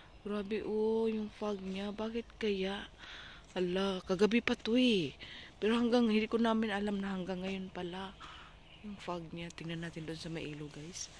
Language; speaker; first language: Filipino; non-native, local second language; Cebuano